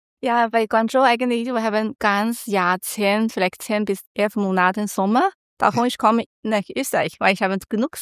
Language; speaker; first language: German; non-native, learner; Chinese